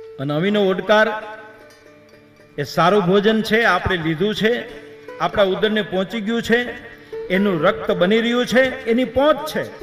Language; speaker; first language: Gujarati; native; Gujarati